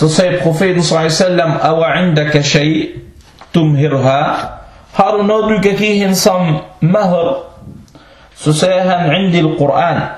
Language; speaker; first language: Danish; non-native, local second language; Arabic